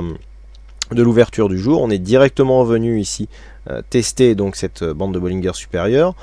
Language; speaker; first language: French; native; French